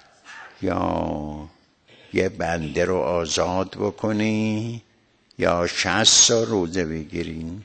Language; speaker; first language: Persian; native; Persian